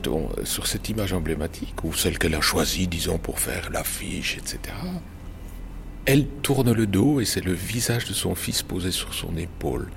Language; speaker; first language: French; native; French